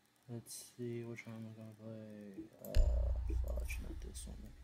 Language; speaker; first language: English; non-native, fluent; Chinese